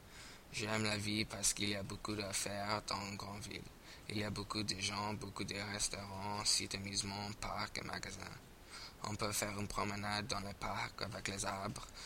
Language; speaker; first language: French; non-native, learner; English